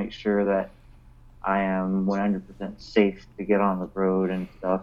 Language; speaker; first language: English; native; English